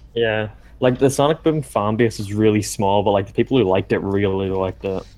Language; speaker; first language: English; native; English